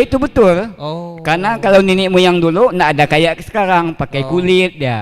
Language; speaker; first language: Malay; native; Malay